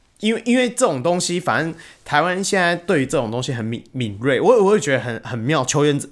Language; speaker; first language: Chinese; native; Chinese